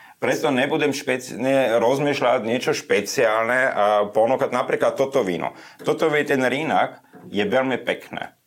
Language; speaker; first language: Slovak; non-native, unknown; German